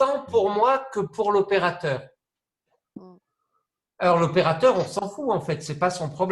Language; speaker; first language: French; native; French